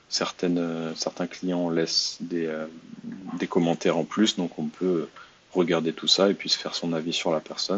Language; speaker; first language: French; native; French